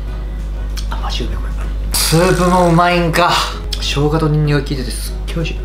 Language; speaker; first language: Japanese; native; Japanese